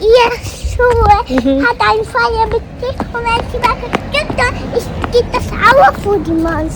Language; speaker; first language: German; early bilingual, other home language; Telugu